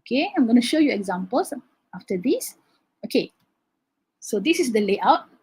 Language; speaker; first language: English; non-native, local second language; Malay